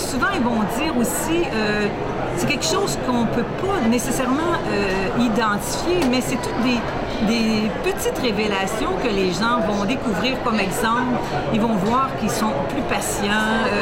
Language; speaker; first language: French; native; French